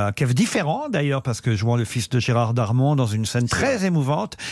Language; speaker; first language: French; native; French